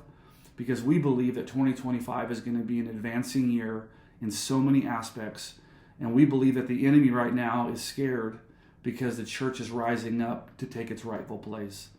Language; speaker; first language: English; native; English